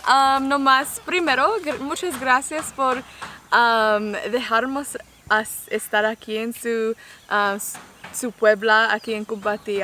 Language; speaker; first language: Spanish; non-native, learner; English